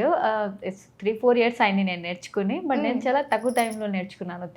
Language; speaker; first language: Telugu; non-native, fluent; Odia